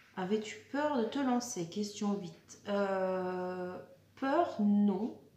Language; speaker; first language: French; native; French